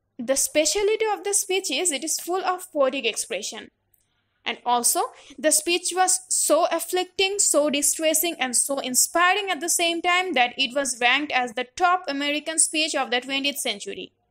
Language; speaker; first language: English; non-native, local second language; Bangla